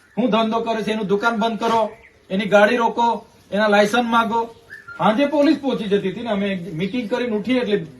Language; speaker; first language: Gujarati; non-native, local second language; Vasavi